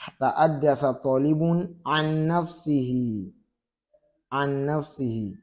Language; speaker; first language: Arabic; non-native, fluent; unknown